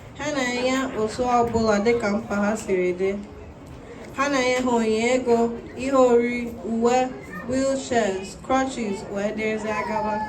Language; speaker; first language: Igbo; early bilingual, heritage; Igbo